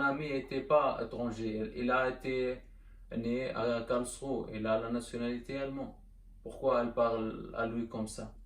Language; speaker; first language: French; non-native, learner; German